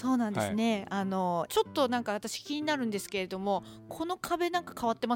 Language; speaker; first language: Japanese; native; Japanese